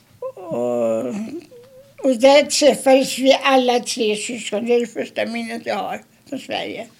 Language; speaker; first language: Swedish; early bilingual, other home language; German